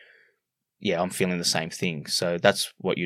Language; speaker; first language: English; native; English